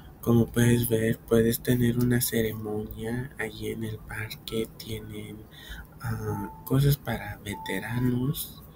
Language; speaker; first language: Spanish; early bilingual, heritage; Spanish